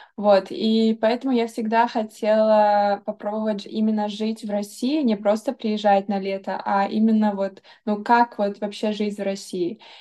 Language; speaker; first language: Russian; early bilingual, heritage; Russian